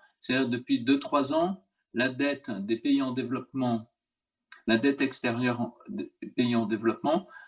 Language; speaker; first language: French; native; French